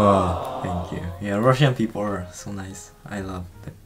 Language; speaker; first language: English; non-native, fluent; Japanese